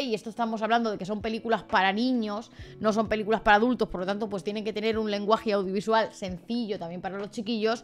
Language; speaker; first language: Spanish; native; Spanish